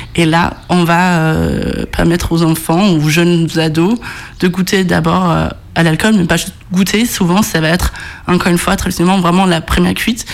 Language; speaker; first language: French; non-native, fluent; Danish